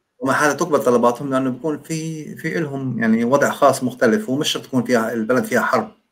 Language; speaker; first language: Arabic; native; Arabic